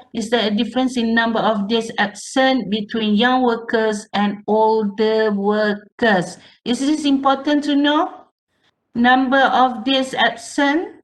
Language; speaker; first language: English; non-native, local second language; Malay